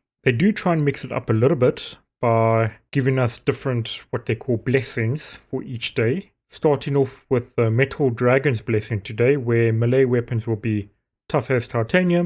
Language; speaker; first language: English; native; English